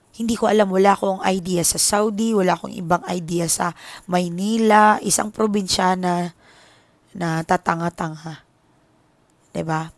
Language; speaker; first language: Filipino; non-native, local second language; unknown